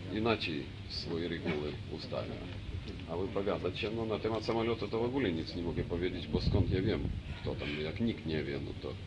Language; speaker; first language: Polish; non-native, fluent; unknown